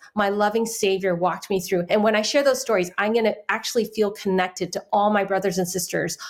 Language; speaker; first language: English; early bilingual, other home language; Chinese